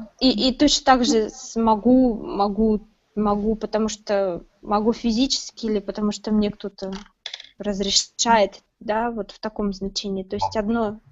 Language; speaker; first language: Russian; native; Russian